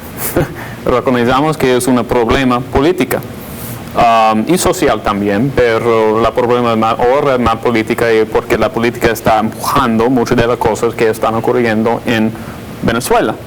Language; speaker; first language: Spanish; non-native, fluent; English